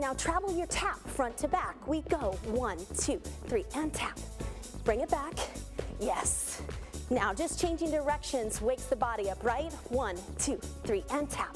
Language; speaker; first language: English; native; English